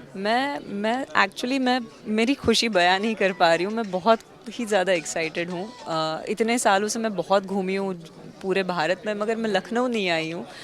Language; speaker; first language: Hindi; non-native, local second language; Marathi